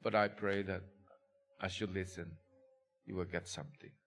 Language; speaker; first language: English; non-native, local second language; Filipino